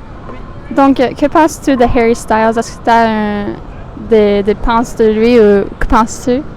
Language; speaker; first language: French; non-native, learner; English